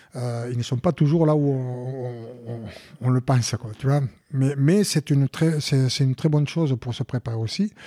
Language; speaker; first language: French; native; French